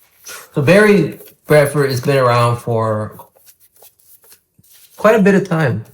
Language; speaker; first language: English; native; English